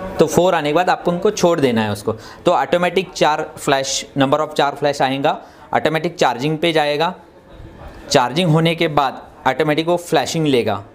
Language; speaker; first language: Hindi; non-native, local second language; Marathi